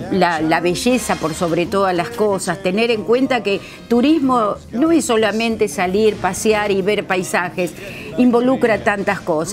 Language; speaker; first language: Spanish; native; Spanish